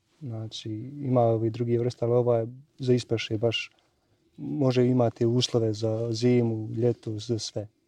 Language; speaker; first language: Bosnian; native; Bosnian